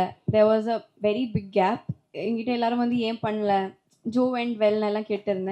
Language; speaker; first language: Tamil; non-native, learner; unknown